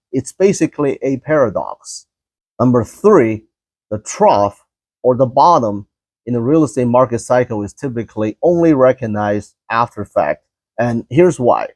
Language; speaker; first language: English; non-native, fluent; Chinese